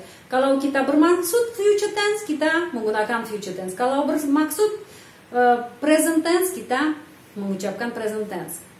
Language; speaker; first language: Indonesian; non-native, fluent; Russian